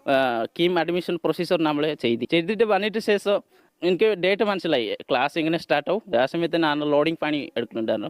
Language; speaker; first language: Malayalam; non-native, learner; Odia